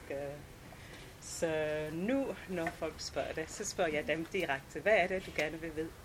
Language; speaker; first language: Danish; non-native, fluent; English